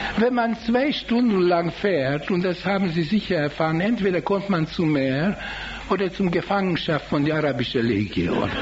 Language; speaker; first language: German; non-native, fluent; Hungarian